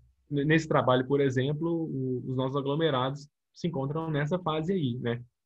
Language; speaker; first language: Portuguese; native; Portuguese